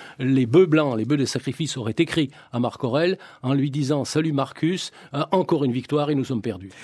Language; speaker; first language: French; native; French